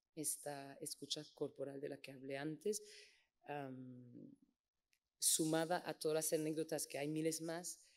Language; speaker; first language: Spanish; non-native, fluent; English